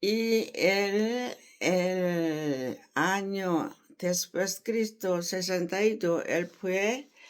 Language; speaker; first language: Spanish; non-native, learner; Korean